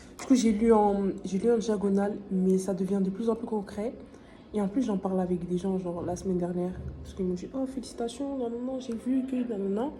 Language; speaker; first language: French; native; French